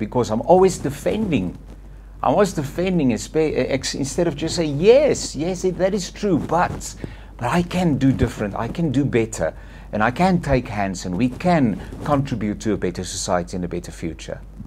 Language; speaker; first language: English; non-native, local second language; Afrikaans